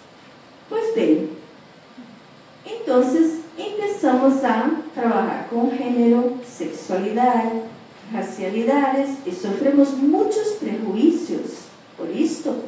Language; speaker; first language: Spanish; non-native, fluent; Portuguese